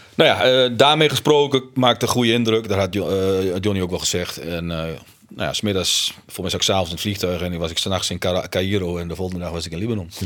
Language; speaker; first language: Dutch; native; Dutch